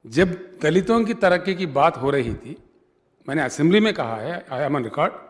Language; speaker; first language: Hindi; non-native, local second language; Telugu